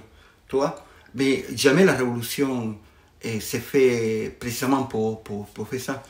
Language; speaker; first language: French; non-native, fluent; Spanish